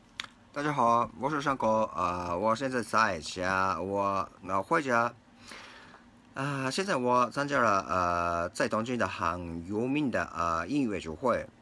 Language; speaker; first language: Chinese; non-native, learner; Japanese